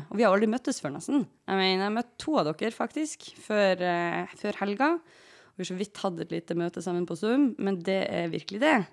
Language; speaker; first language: Norwegian; native; Norwegian